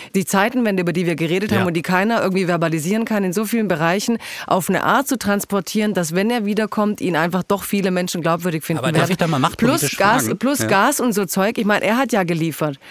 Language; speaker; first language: German; early bilingual, other home language; Croatian